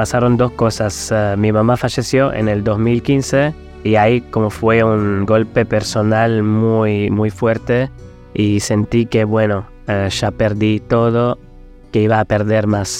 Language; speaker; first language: Spanish; non-native, fluent; Arabic